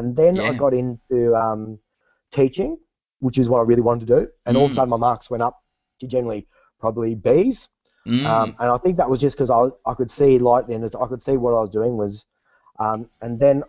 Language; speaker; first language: English; native; English